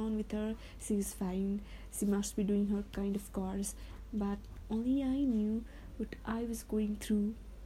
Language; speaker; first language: English; non-native, local second language; Nepali